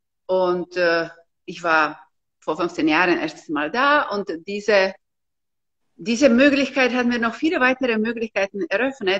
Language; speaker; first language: German; non-native, fluent; Slovak